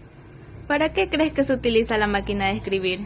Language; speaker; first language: Spanish; native; Spanish